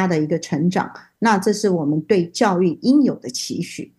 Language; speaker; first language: Chinese; native; Chinese